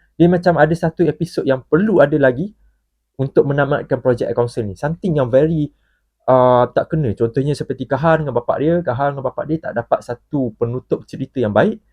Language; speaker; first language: Malay; native; Malay